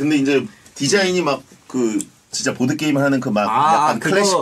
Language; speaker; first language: Korean; native; Korean